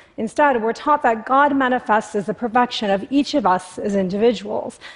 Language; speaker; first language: English; native; English